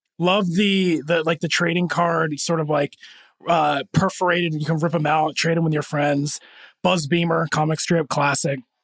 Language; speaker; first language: English; early bilingual, other home language; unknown